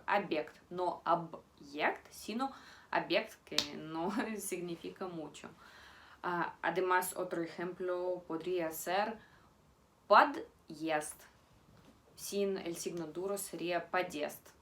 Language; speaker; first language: Spanish; non-native, fluent; Russian